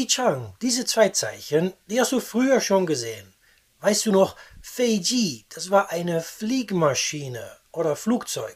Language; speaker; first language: German; non-native, fluent; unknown